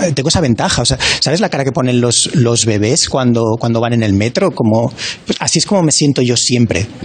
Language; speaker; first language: Spanish; native; Spanish